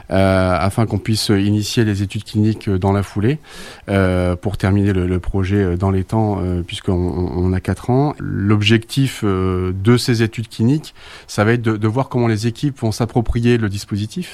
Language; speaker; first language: French; native; French